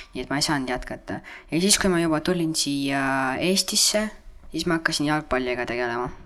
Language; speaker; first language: Estonian; non-native, fluent; Ukrainian